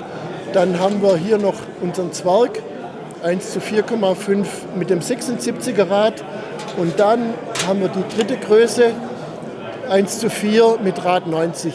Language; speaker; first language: German; native; German